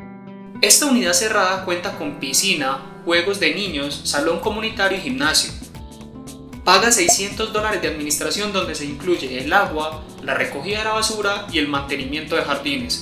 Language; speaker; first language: Spanish; native; Spanish